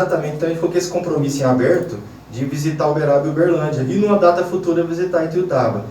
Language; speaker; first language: Portuguese; native; Portuguese